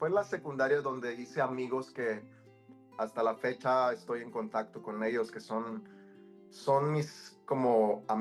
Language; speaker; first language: Spanish; early bilingual, heritage; Spanish